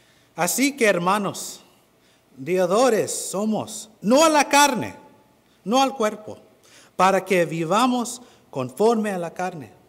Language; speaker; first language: Spanish; non-native, fluent; English